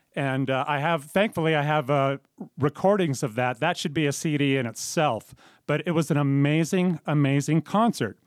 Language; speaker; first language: English; native; English